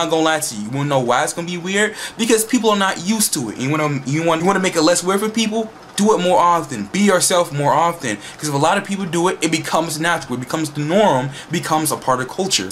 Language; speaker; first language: English; native; English